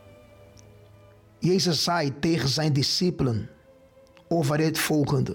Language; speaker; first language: Dutch; non-native, fluent; Portuguese